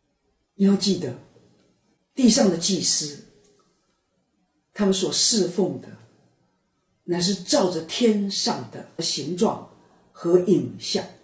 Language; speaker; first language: Chinese; native; Chinese